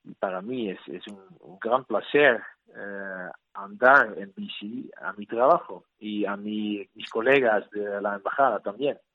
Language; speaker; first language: Spanish; non-native, learner; Dutch